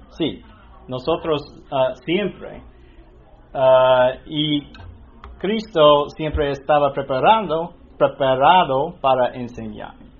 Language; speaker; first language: Spanish; non-native, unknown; English